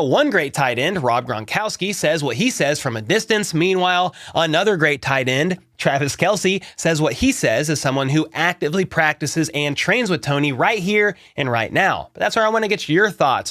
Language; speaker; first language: English; native; English